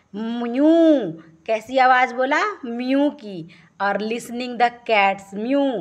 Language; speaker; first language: Hindi; native; Hindi